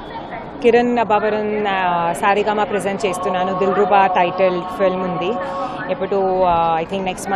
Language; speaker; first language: Telugu; non-native, fluent; Hindi